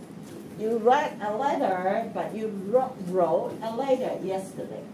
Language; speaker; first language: English; non-native, fluent; Chinese